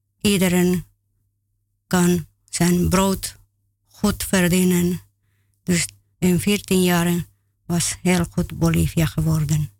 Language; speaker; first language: Dutch; non-native, learner; Spanish